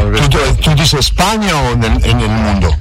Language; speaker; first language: Spanish; non-native, learner; Italian